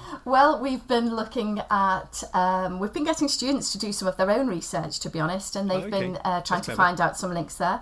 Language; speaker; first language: English; native; English